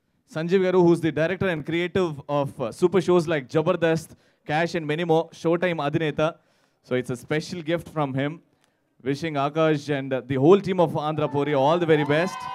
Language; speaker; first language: English; non-native, local second language; Telugu